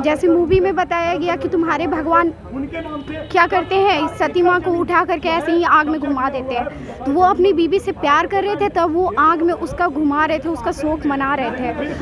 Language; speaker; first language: Hindi; native; Hindi